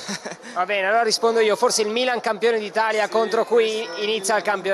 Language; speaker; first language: Italian; native; Italian